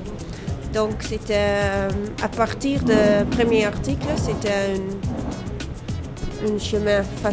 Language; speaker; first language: French; non-native, fluent; Dutch